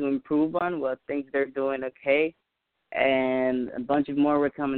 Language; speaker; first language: English; non-native, fluent; Spanish